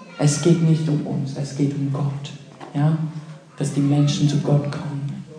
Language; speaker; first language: German; non-native, fluent; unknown